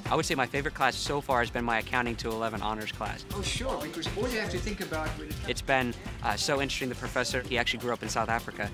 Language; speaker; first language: English; native; English